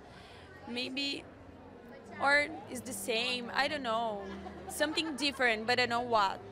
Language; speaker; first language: English; non-native, learner; Portuguese